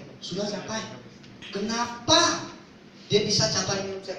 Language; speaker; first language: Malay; non-native, local second language; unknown